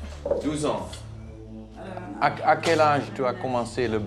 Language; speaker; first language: French; non-native, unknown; Dutch